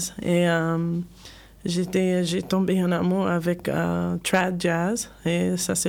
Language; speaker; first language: French; non-native, learner; English